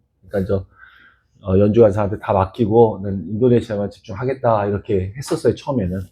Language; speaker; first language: Korean; native; Korean